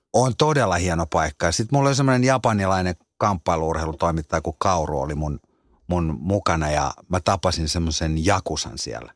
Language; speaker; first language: Finnish; native; Finnish